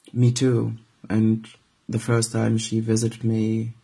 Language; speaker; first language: English; non-native, fluent; Arabic